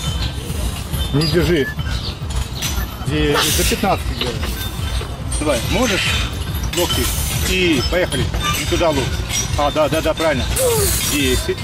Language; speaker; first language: Russian; native; Russian